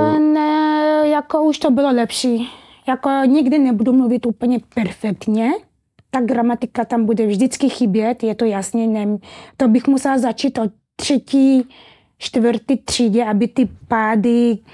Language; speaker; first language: Czech; early bilingual, other home language; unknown